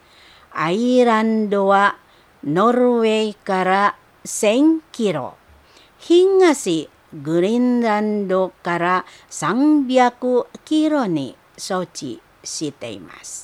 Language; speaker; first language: Japanese; non-native, fluent; Indonesian